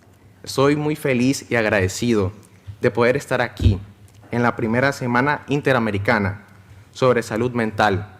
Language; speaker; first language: Spanish; native; Spanish